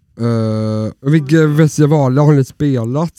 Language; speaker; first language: Swedish; non-native, learner; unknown